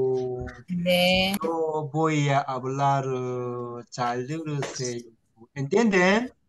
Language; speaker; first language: Spanish; non-native, learner; Korean